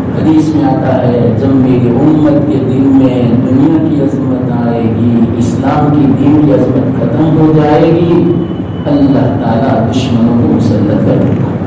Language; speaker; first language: Urdu; non-native, local second language; Gujarati